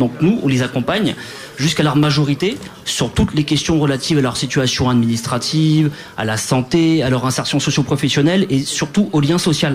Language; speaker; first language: French; native; French